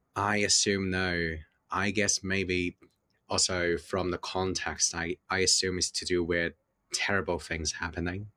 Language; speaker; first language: English; non-native, fluent; Chinese